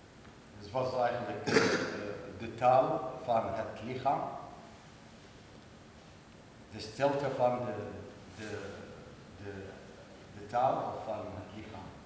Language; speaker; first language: Dutch; non-native, learner; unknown